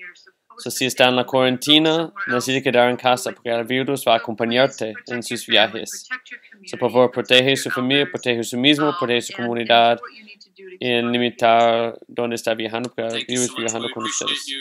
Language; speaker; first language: Spanish; non-native, learner; English